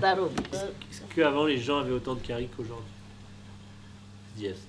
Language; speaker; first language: French; native; French